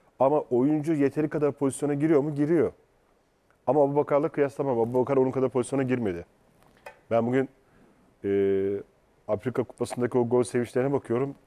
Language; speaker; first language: Turkish; native; Turkish